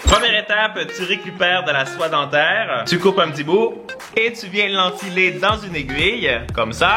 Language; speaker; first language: French; native; French